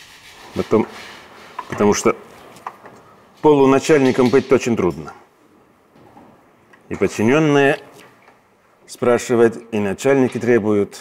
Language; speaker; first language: Russian; non-native, local second language; Estonian